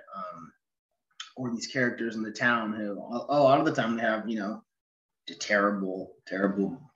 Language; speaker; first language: English; native; English